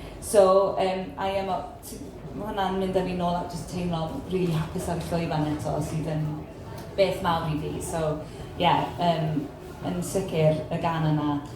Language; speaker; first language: Welsh; native; Welsh